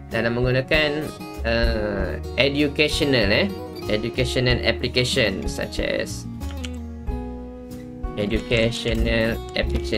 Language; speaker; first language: English; non-native, local second language; Malay